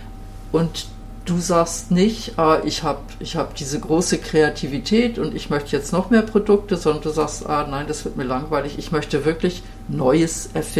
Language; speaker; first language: German; native; German